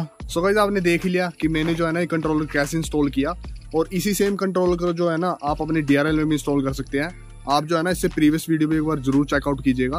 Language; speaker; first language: Hindi; native; Hindi